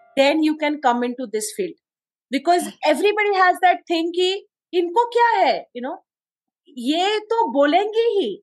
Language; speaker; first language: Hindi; non-native, local second language; Konkani